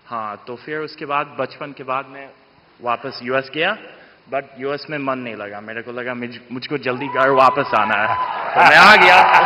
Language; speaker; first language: Hindi; non-native, fluent; English